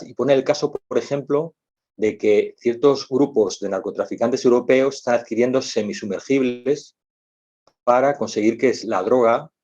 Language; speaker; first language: Spanish; native; Spanish